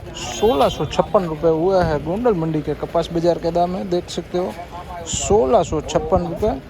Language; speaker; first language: Hindi; non-native, local second language; Gujarati